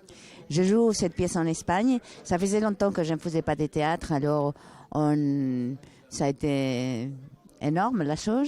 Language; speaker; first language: French; non-native, fluent; Spanish